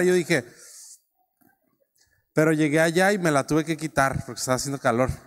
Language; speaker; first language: Spanish; native; Spanish